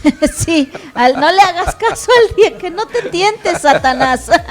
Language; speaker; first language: Spanish; native; Spanish